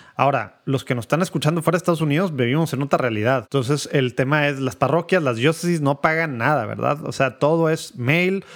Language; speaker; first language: Spanish; native; Spanish